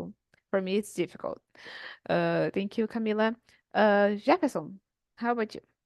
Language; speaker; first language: English; non-native, learner; Portuguese